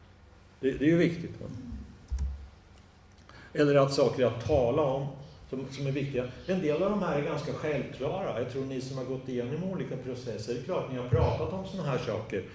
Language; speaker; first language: Swedish; native; Swedish